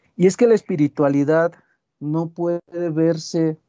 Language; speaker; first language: Spanish; non-native, local second language; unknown